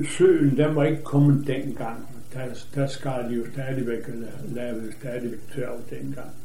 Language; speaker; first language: Danish; native; Danish